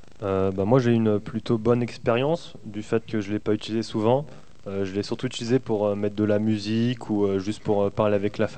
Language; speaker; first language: French; native; French